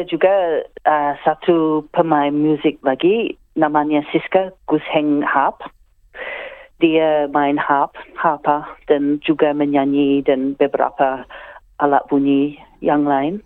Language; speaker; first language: Indonesian; non-native, fluent; English